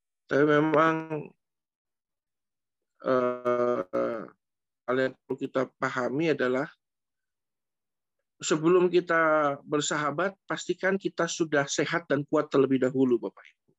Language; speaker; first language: Indonesian; native; Indonesian